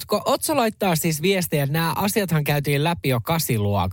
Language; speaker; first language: Finnish; native; Finnish